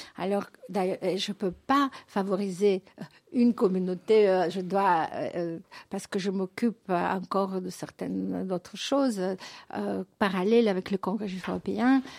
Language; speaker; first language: French; non-native, fluent; Russian